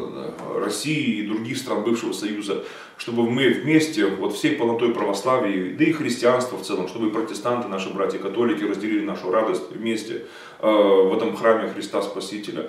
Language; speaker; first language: Russian; native; Russian